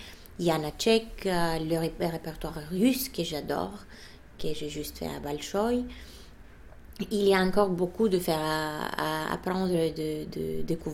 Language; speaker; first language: French; non-native, fluent; Bulgarian